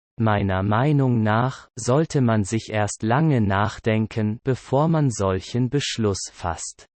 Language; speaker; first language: German; non-native, learner; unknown